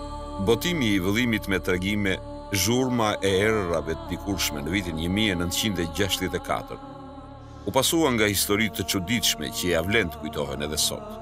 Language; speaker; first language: Albanian; native; Albanian